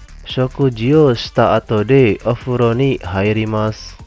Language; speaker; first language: Japanese; non-native, fluent; Indonesian